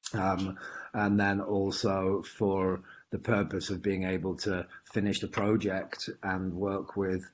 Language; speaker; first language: English; native; English